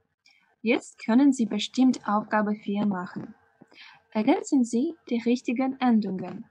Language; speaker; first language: German; non-native, fluent; Russian